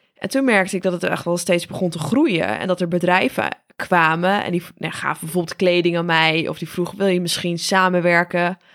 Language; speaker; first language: Dutch; native; Dutch